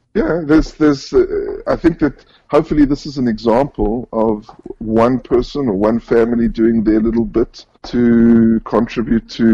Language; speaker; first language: English; native; English